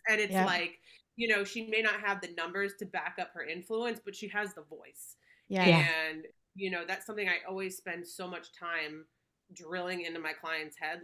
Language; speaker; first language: English; native; English